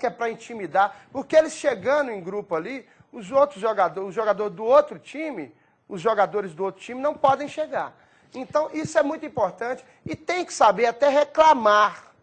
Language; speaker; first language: Portuguese; native; Portuguese